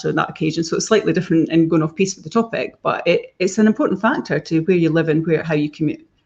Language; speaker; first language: English; native; English